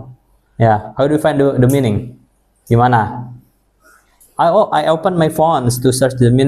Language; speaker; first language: English; non-native, fluent; Indonesian